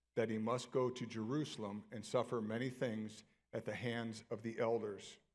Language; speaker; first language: English; native; English